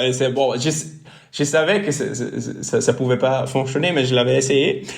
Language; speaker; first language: French; non-native, local second language; Dutch